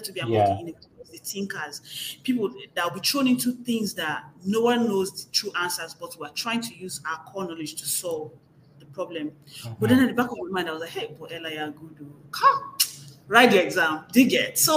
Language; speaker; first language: English; non-native, local second language; Igbo